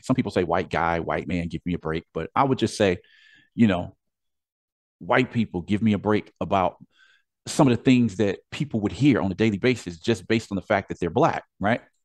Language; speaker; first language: English; native; English